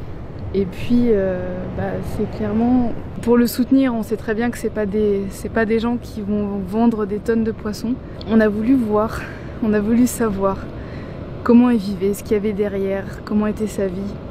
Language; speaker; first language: French; native; French